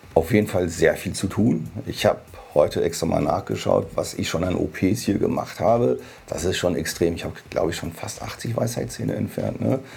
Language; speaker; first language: German; native; German